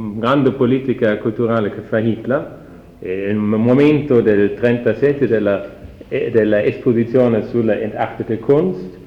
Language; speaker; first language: Italian; non-native, fluent; German